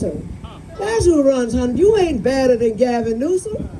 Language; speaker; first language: English; native; English